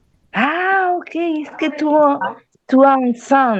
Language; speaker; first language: French; non-native, learner; Spanish